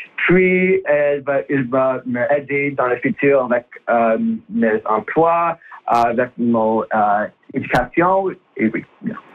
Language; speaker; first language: French; non-native, local second language; English